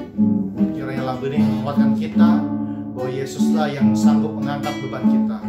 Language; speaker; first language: Indonesian; native; Indonesian